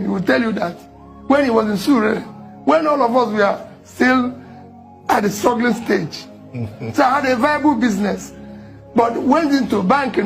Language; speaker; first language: English; non-native, local second language; Igbo